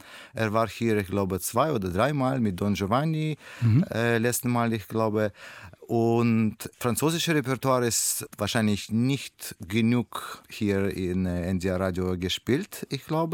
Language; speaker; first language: German; non-native, fluent; Russian